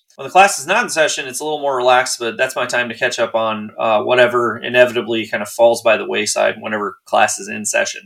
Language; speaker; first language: English; native; English